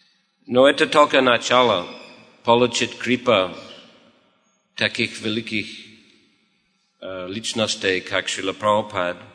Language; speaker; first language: Russian; non-native, fluent; English